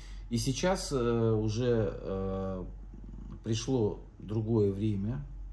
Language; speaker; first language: Russian; native; Russian